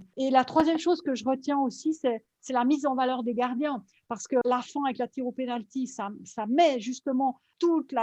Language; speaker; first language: French; native; French